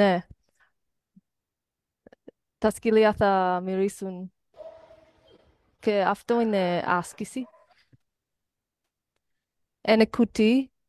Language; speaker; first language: Greek; non-native, learner; English